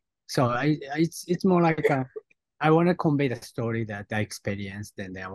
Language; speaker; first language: English; non-native, fluent; Japanese